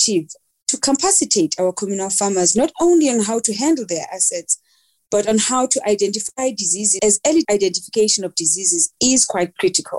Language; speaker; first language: English; non-native, local second language; Xhosa